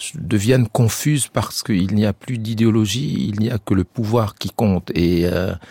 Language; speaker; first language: French; non-native, local second language; Arabic